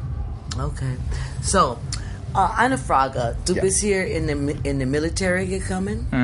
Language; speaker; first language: German; non-native, fluent; English